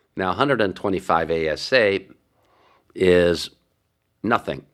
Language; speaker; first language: English; early bilingual, other home language; Hungarian